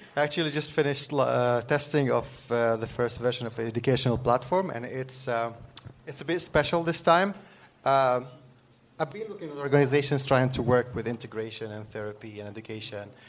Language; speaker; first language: English; non-native, fluent; Arabic